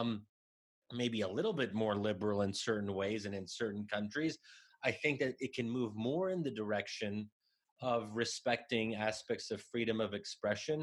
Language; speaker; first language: English; native; English